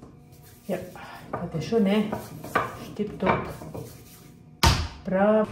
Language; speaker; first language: German; non-native, fluent; Tibetan